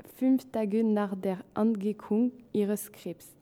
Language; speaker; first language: German; non-native, learner; French